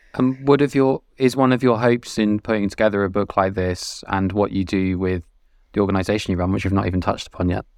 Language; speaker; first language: English; native; English